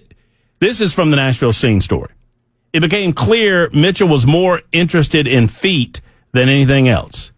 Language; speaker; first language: English; native; English